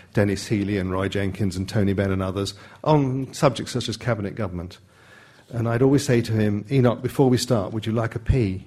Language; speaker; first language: English; native; English